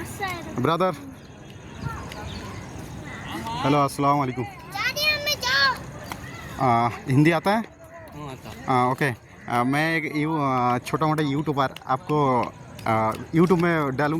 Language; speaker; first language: Hindi; non-native, learner; Bangla